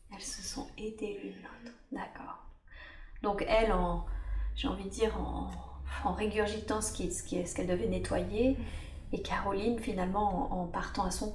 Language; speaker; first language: French; native; French